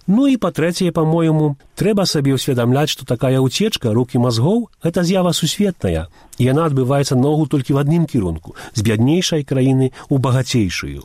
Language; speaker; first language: Belarusian; early bilingual, heritage; Belarusian